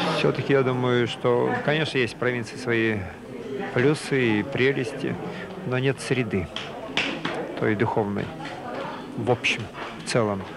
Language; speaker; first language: Russian; native; Russian